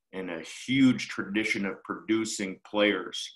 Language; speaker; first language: English; native; English